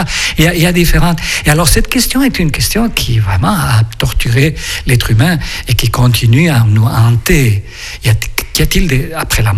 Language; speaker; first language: French; non-native, fluent; Spanish